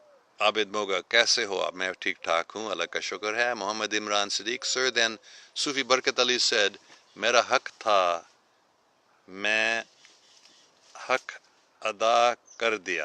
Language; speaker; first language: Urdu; non-native, fluent; English